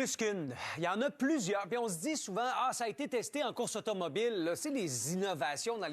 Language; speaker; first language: French; native; French